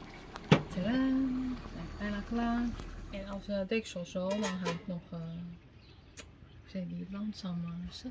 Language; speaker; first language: Dutch; non-native, learner; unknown